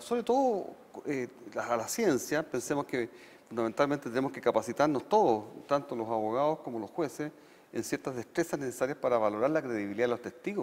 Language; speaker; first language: Spanish; native; Spanish